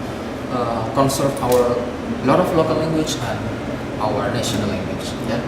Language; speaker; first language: English; non-native, fluent; Indonesian